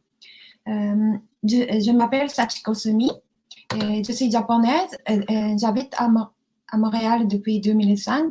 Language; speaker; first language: French; non-native, learner; Japanese